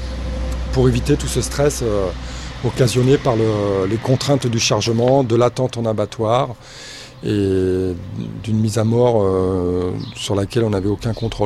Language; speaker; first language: French; native; French